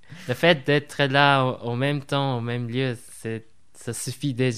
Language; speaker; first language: French; non-native, fluent; Japanese